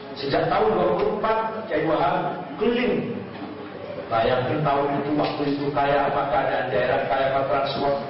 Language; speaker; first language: Indonesian; non-native, local second language; Javanese